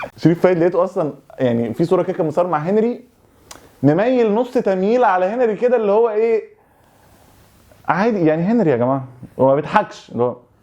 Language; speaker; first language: Arabic; native; Arabic